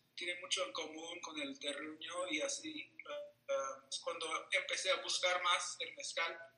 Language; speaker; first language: Spanish; non-native, fluent; English